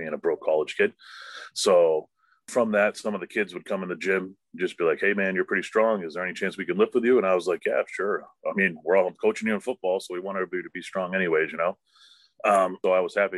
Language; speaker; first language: English; native; English